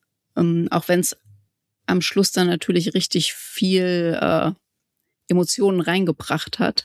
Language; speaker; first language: German; native; German